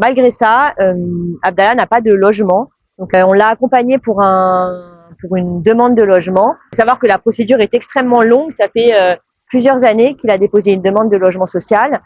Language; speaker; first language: French; native; French